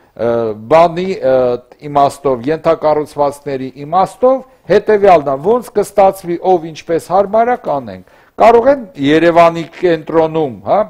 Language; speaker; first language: Armenian; native; Armenian